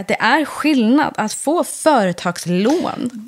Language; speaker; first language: Swedish; early bilingual, other home language; Persian